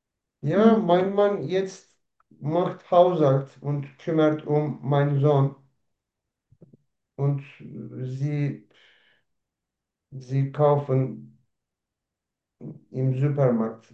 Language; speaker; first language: German; non-native, learner; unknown